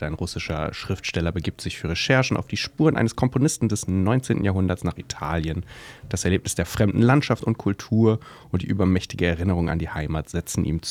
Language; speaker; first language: German; native; German